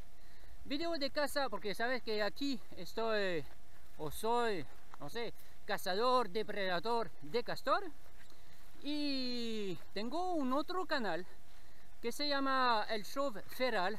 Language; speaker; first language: Spanish; non-native, learner; French